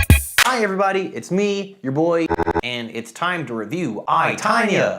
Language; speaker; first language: English; native; English